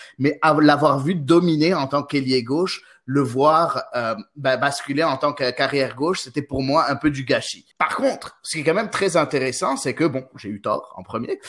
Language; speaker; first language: French; non-native, local second language; Arabic